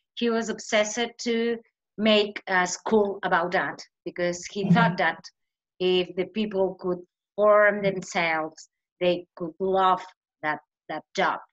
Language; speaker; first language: English; non-native, fluent; Spanish